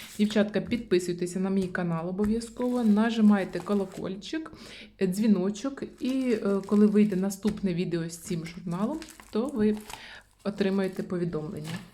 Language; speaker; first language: Ukrainian; non-native, local second language; Russian